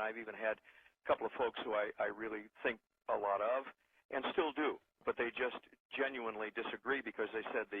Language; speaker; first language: English; native; English